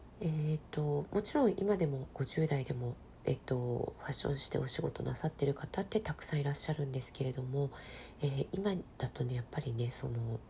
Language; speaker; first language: Japanese; native; Japanese